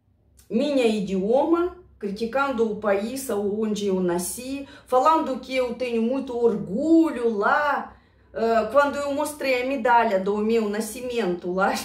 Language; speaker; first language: Portuguese; non-native, fluent; Russian